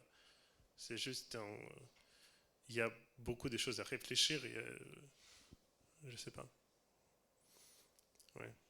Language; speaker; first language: French; non-native, learner; Russian